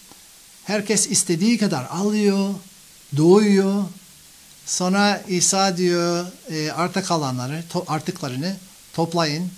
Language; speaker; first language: Turkish; non-native, fluent; English